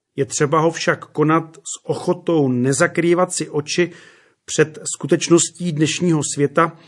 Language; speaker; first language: Czech; native; Czech